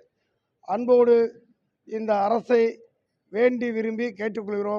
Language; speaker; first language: Tamil; native; Tamil